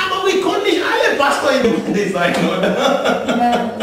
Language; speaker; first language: German; non-native, learner; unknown